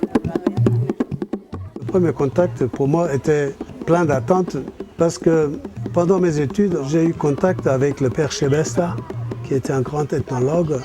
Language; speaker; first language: French; non-native, fluent; German